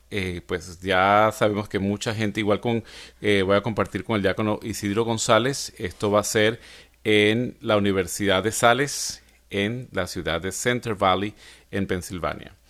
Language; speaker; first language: Spanish; native; Spanish